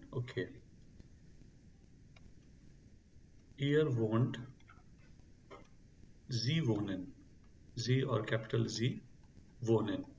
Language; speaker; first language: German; non-native, fluent; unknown